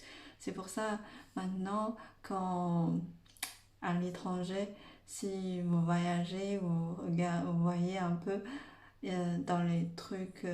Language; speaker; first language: French; non-native, fluent; Chinese